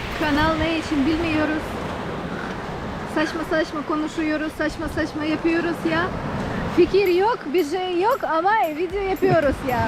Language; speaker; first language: Turkish; non-native, learner; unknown